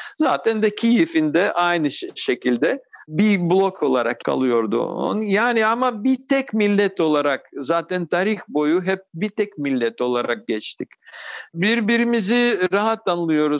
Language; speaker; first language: Turkish; non-native, fluent; Russian